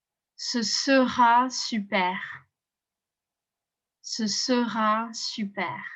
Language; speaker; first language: French; non-native, fluent; English